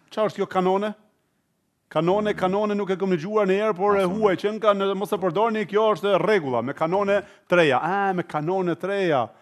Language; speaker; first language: Albanian; native; Albanian